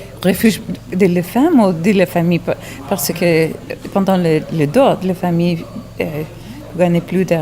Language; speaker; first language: French; non-native, learner; English